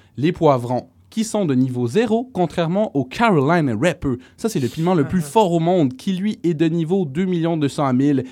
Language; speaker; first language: French; native; French